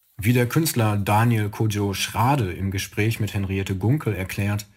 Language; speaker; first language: German; native; German